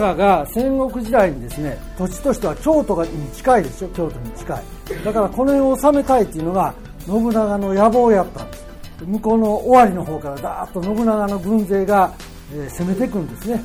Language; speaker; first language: Japanese; native; Japanese